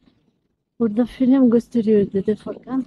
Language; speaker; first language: Turkish; non-native, learner; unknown